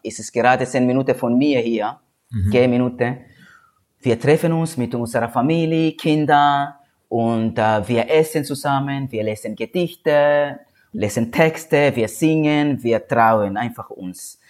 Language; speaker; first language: German; non-native, learner; Swahili